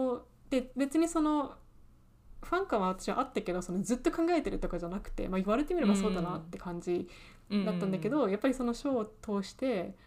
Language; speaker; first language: Japanese; early bilingual, heritage; Japanese